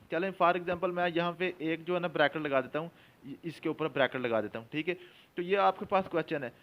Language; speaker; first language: Urdu; non-native, local second language; Punjabi